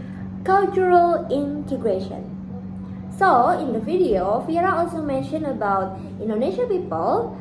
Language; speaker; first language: English; non-native, fluent; Indonesian